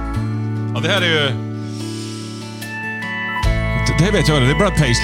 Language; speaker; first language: Swedish; native; Swedish